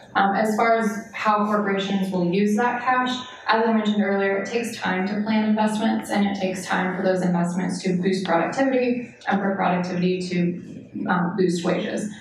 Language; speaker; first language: English; native; English